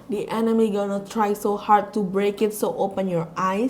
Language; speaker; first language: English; non-native, learner; Indonesian